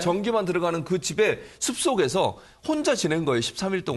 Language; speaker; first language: Korean; native; Korean